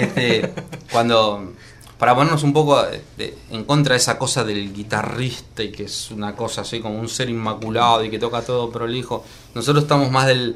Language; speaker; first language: Spanish; native; Spanish